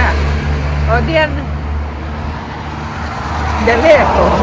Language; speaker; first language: Ukrainian; non-native, local second language; Romanian